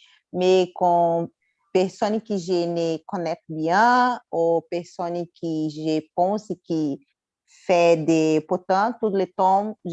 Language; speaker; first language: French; non-native, learner; Portuguese